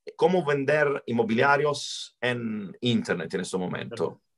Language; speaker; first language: Spanish; non-native, learner; Italian